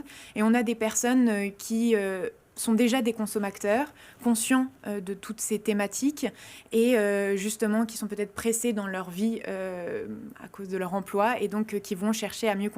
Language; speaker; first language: French; native; French